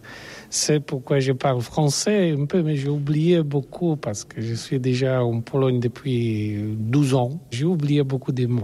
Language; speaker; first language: French; non-native, learner; Polish